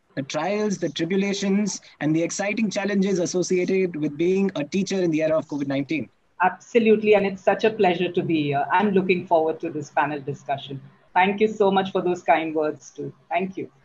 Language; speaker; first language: English; non-native, local second language; Hindi